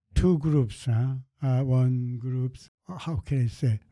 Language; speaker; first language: English; non-native, fluent; Korean